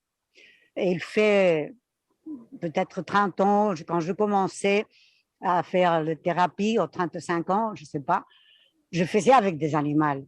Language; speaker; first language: French; non-native, fluent; Spanish